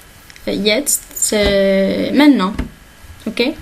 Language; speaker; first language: French; non-native, local second language; Arabic